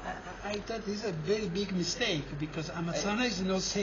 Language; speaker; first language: English; non-native, learner; Italian